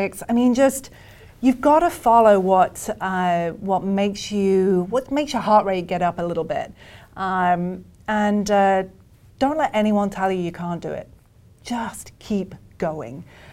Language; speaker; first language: English; native; English